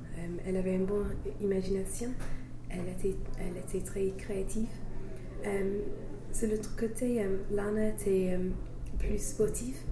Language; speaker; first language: French; non-native, learner; English